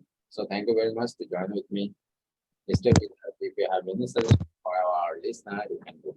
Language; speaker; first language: English; non-native, fluent; Bangla